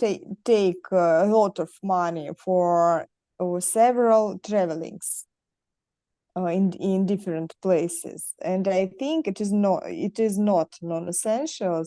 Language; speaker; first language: English; non-native, learner; Russian